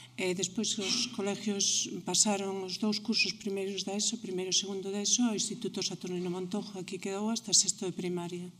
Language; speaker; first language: Galician; non-native, local second language; Spanish